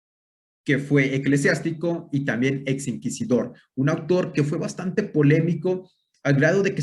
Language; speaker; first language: Spanish; native; Spanish